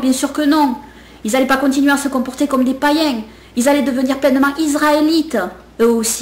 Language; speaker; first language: French; native; French